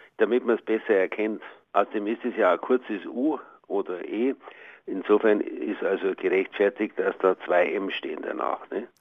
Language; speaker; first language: German; native; German